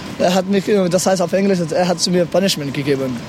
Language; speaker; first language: German; non-native, learner; Pashto